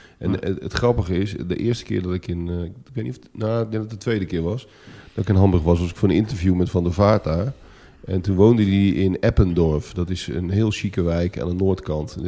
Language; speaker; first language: Dutch; native; Dutch